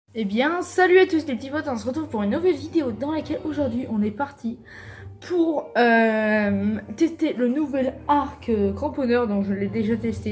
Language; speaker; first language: French; native; French